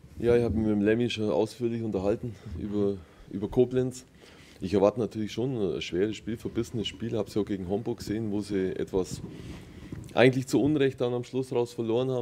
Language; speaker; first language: German; native; German